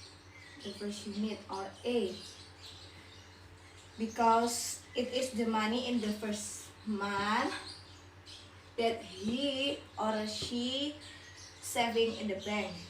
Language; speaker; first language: English; non-native, learner; Indonesian